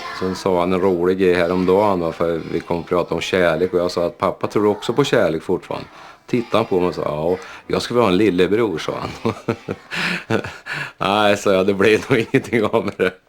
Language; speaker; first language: Swedish; native; Swedish